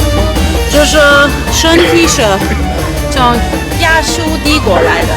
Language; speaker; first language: Chinese; non-native, learner; Persian